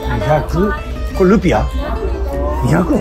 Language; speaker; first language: Japanese; native; Japanese